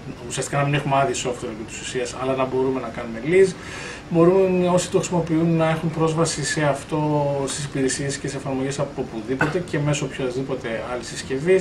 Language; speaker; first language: Greek; native; Greek